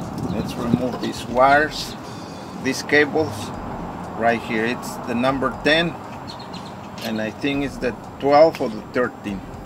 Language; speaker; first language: English; non-native, fluent; Spanish